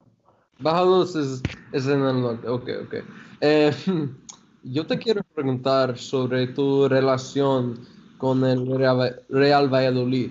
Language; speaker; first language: Spanish; non-native, fluent; English